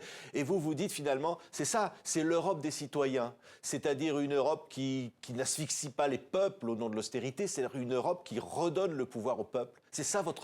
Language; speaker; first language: French; native; French